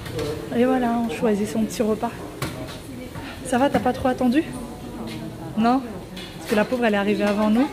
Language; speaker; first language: French; native; French